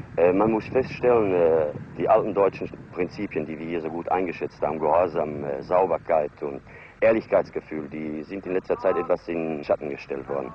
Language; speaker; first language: German; native; German